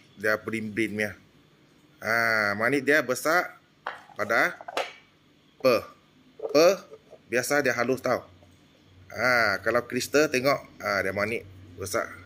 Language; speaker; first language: Malay; non-native, local second language; Min Nan Chinese